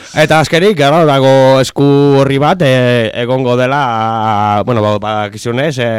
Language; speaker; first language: Basque; non-native, local second language; Spanish